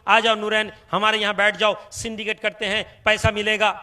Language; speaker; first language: Hindi; non-native, local second language; Bangla